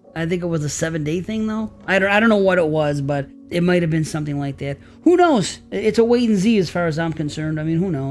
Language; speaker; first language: English; native; English